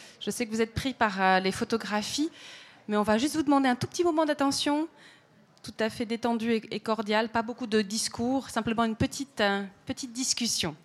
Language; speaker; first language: French; native; French